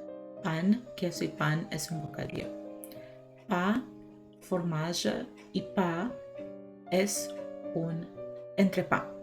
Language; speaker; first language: Spanish; non-native, learner; English